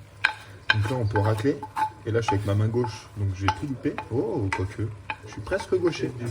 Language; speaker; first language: French; native; French